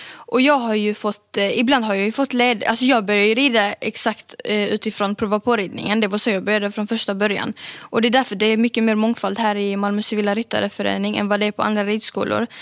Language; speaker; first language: Swedish; early bilingual, other home language; Arabic